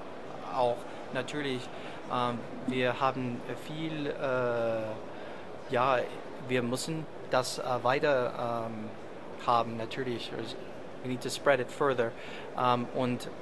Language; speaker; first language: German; non-native, learner; English